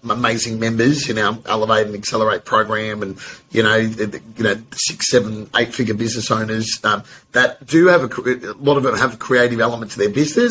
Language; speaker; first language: English; native; English